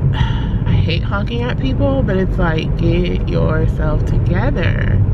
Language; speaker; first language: English; native; English